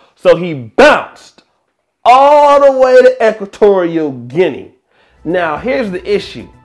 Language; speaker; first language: English; native; English